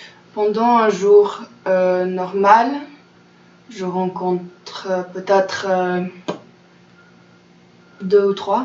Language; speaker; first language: French; non-native, fluent; English